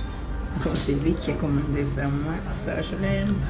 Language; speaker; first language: French; non-native, learner; Spanish